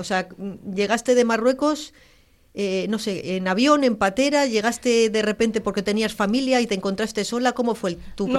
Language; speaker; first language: Spanish; native; Spanish